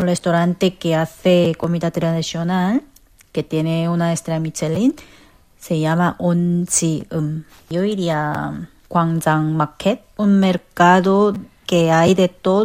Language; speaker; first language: Spanish; non-native, fluent; Korean